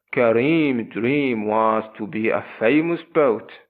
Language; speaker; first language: English; non-native, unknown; Arabic